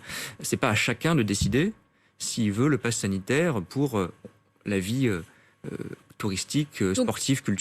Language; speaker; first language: French; native; French